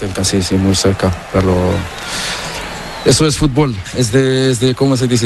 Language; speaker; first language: Spanish; non-native, learner; Portuguese